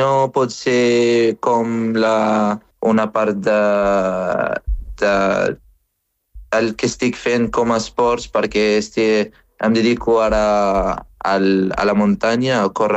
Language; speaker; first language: Catalan; non-native, fluent; Arabic